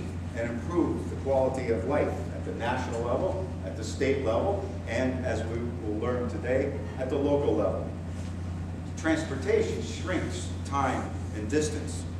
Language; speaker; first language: English; native; English